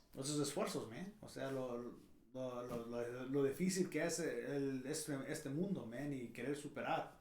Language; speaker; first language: Spanish; early bilingual, heritage; Spanish